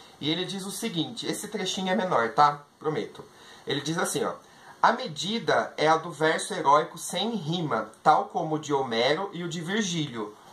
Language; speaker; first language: Portuguese; native; Portuguese